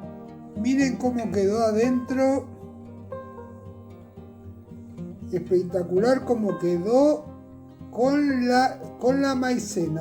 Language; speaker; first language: Spanish; native; Spanish